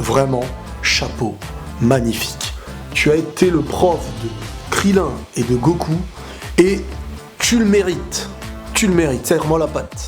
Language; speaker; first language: French; native; French